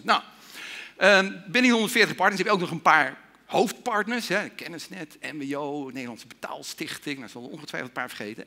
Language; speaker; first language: Dutch; native; Dutch